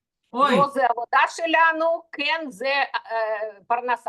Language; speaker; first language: Hebrew; non-native, fluent; Russian